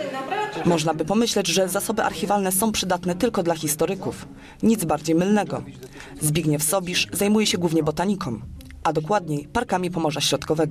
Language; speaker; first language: Polish; native; Polish